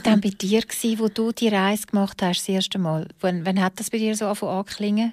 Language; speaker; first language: German; native; German